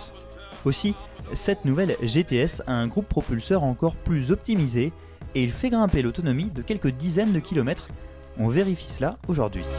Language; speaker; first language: French; native; French